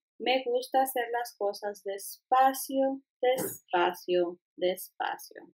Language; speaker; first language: Spanish; early bilingual, heritage; Spanish